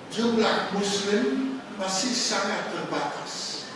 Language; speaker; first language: Malay; non-native, fluent; Dutch